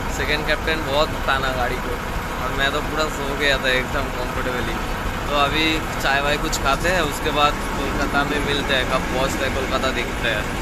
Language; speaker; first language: Hindi; non-native, local second language; Bangla